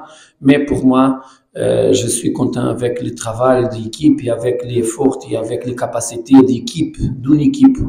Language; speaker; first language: French; non-native, fluent; Portuguese